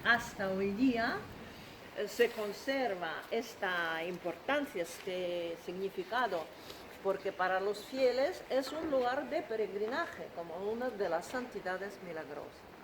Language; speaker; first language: Spanish; non-native, fluent; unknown